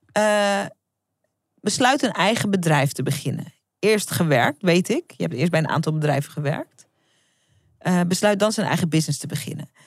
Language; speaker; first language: Dutch; native; Dutch